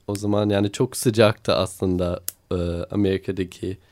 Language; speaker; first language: Turkish; non-native, learner; English